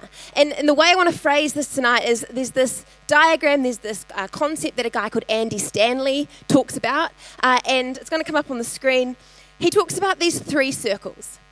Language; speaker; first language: English; native; English